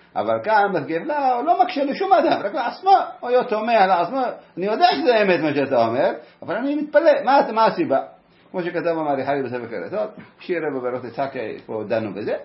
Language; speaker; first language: Hebrew; native; Hebrew